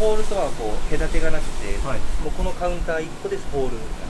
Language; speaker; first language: Japanese; native; Japanese